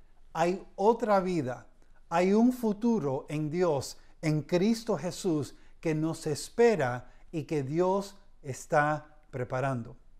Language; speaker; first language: Spanish; early bilingual, heritage; Spanish